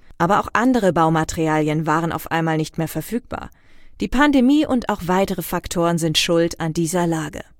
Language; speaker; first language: German; native; German